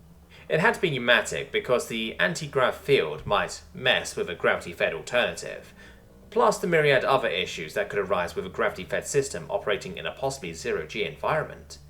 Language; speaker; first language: English; native; English